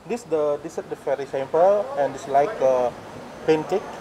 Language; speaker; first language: English; non-native, learner; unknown